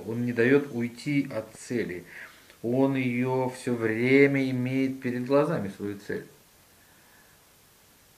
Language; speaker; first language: Russian; native; Russian